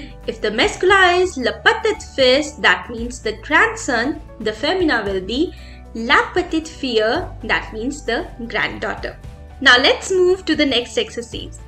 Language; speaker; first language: English; non-native, local second language; Hindi